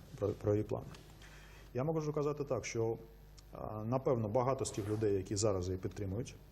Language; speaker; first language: Ukrainian; non-native, fluent; Russian